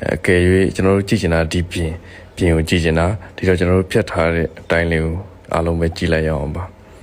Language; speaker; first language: Burmese; native; Burmese